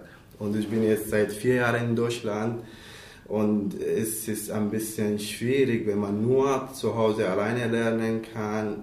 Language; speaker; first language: German; non-native, learner; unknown